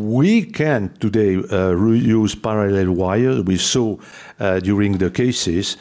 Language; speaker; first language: English; non-native, fluent; French